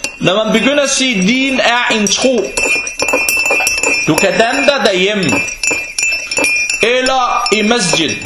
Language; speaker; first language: Danish; non-native, fluent; Arabic